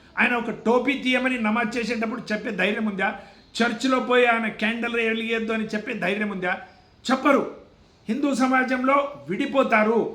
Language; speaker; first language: Telugu; non-native, local second language; Kannada